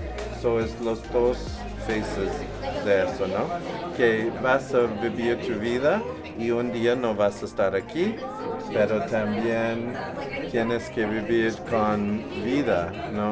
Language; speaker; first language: Spanish; non-native, learner; English